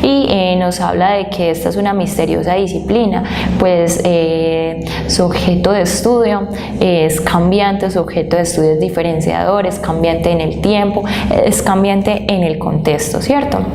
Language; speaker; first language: Spanish; native; Spanish